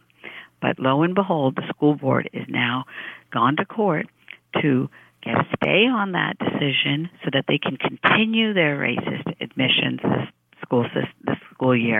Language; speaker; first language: English; early bilingual, other home language; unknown